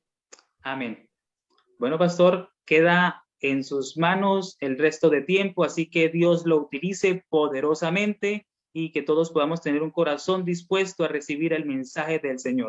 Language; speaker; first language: Spanish; native; Spanish